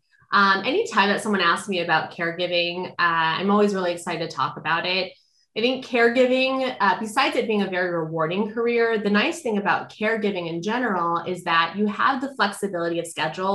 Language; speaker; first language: English; native; English